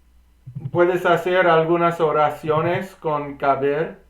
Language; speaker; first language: Spanish; non-native, learner; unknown